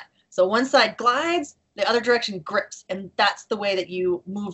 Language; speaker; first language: English; native; English